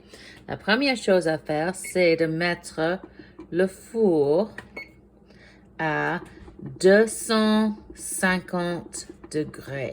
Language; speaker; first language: French; non-native, fluent; English